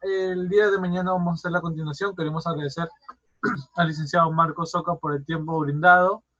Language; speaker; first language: Spanish; native; Spanish